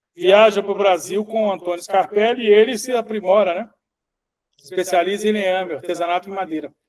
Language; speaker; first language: Portuguese; native; Portuguese